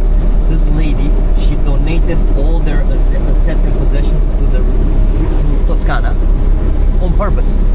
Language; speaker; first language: English; non-native, local second language; Italian